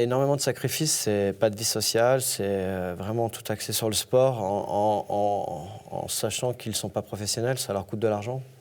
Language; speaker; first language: French; native; French